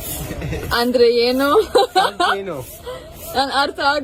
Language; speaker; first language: Kannada; non-native, learner; German